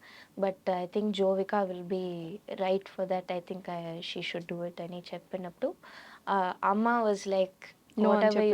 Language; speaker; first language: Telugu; non-native, learner; Tamil